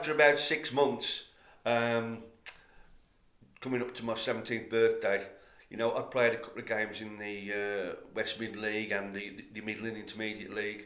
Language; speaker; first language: English; native; English